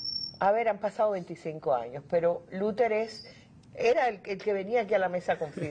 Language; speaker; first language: Spanish; native; Spanish